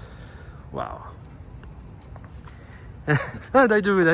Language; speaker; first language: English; non-native, learner; French